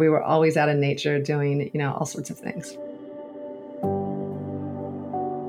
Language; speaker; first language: English; native; English